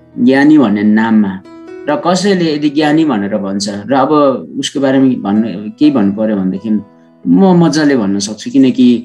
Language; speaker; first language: Nepali; non-native, local second language; Sherpa